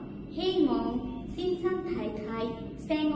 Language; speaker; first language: Cantonese; non-native, learner; Bangla